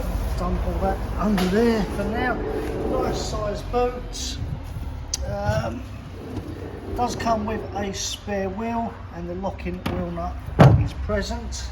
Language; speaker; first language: English; native; English